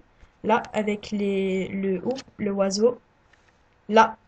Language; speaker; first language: French; non-native, learner; English